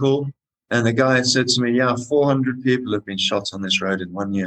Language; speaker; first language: English; native; English